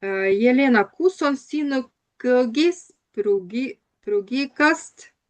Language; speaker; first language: Estonian; non-native, learner; Russian